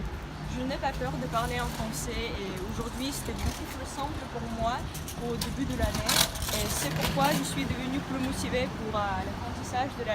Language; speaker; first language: French; non-native, learner; Russian